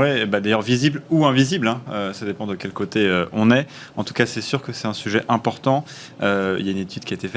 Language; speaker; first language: French; native; French